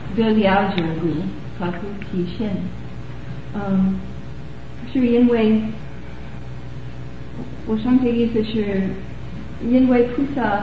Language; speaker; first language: Chinese; non-native, learner; English